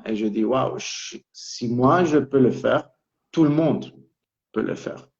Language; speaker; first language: French; non-native, local second language; Italian